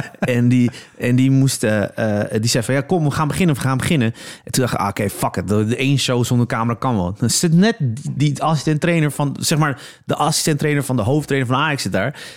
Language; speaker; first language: Dutch; early bilingual, other home language; Polish